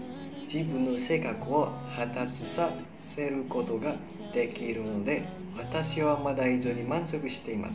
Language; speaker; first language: Japanese; non-native, learner; Indonesian